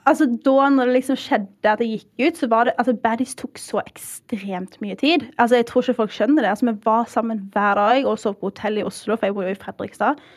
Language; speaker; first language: Norwegian; early bilingual, heritage; Norwegian